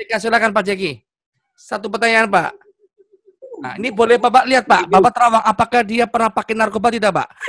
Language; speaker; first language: Indonesian; native; Indonesian